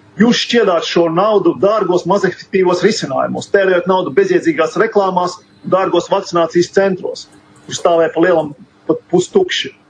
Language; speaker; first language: Latvian; native; Latvian